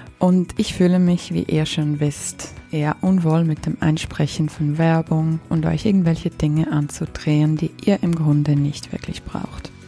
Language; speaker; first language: German; native; German